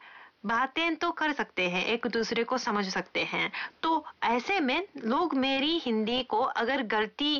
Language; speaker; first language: Hindi; non-native, fluent; Japanese